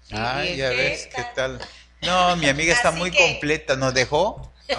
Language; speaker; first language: Spanish; native; Spanish